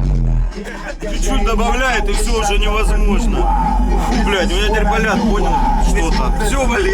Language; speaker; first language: Russian; native; Russian